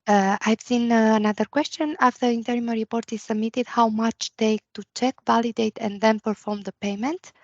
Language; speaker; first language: English; non-native, fluent; Romanian